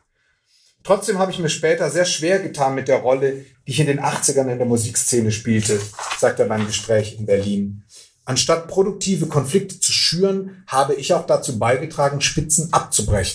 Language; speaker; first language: German; native; German